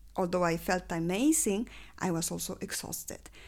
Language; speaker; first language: English; non-native, fluent; Spanish